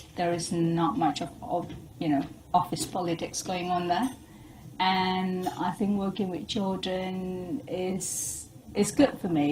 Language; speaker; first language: English; non-native, fluent; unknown